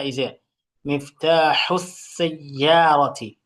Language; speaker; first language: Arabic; non-native, fluent; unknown